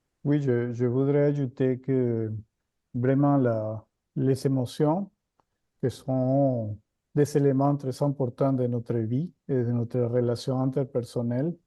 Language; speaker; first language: French; non-native, fluent; Spanish